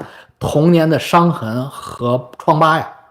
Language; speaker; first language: Chinese; native; Chinese